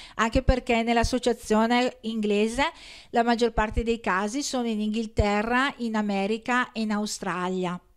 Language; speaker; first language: Italian; native; Italian